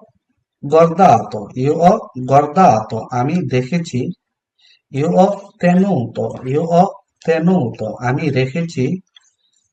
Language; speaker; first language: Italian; non-native, fluent; Bangla